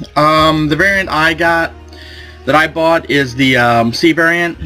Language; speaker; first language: English; native; English